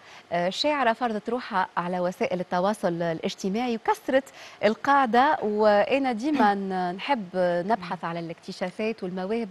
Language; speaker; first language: Arabic; native; Arabic